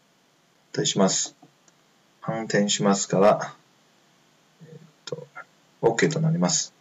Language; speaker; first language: Japanese; non-native, fluent; Chinese